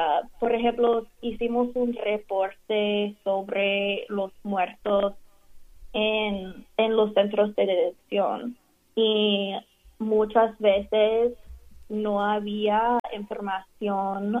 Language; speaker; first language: Spanish; non-native, fluent; English